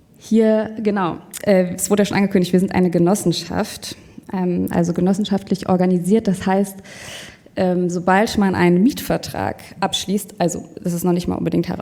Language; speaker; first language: German; non-native, fluent; French